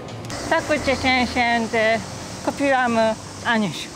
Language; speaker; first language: Polish; non-native, learner; Japanese